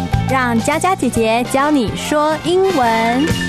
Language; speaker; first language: Chinese; native; Chinese